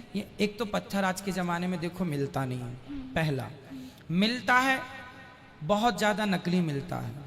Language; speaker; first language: Hindi; native; Hindi